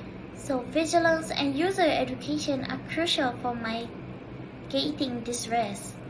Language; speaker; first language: English; non-native, local second language; Malay